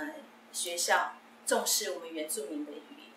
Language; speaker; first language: Chinese; non-native, local second language; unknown